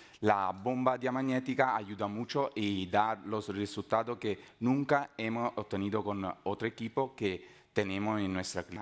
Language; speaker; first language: Spanish; non-native, fluent; Italian